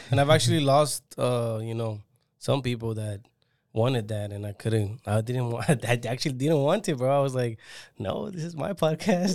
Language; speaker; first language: English; early bilingual, other home language; Spanish